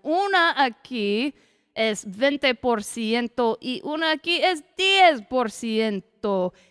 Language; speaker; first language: Spanish; non-native, learner; English